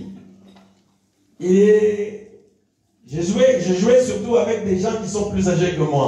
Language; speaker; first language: French; non-native, local second language; Lingala